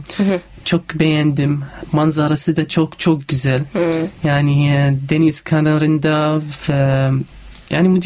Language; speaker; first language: Turkish; non-native, learner; Arabic